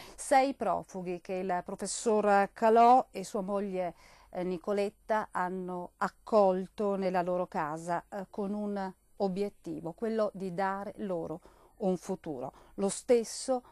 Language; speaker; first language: Italian; native; Italian